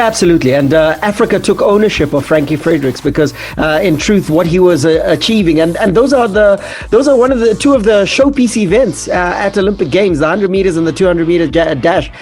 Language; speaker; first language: English; native; English